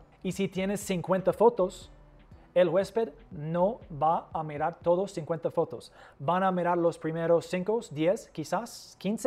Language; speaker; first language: Spanish; non-native, fluent; English